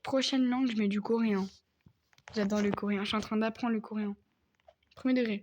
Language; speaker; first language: French; native; French